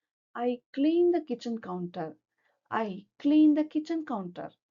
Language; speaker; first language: English; non-native, local second language; Kannada